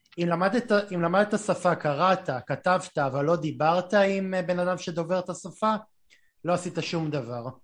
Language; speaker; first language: Hebrew; native; Hebrew